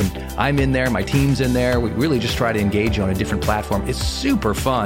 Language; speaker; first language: English; native; English